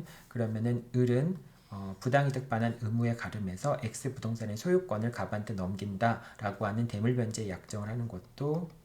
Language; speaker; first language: Korean; native; Korean